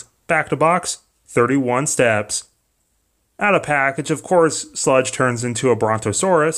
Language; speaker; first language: English; native; English